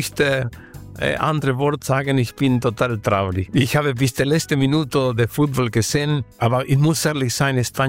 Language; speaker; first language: German; non-native, fluent; Spanish